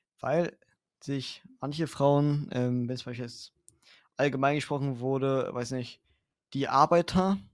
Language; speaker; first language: German; native; German